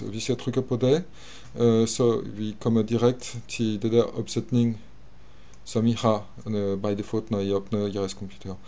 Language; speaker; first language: Danish; non-native, fluent; French